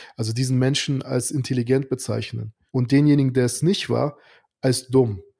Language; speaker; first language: German; early bilingual, other home language; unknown